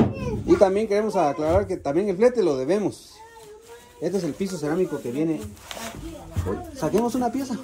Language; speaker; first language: Spanish; native; Spanish